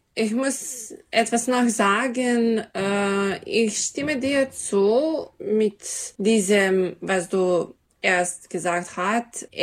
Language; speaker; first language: German; non-native, learner; Serbian